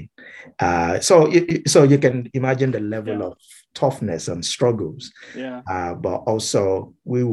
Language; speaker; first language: English; non-native, local second language; Yoruba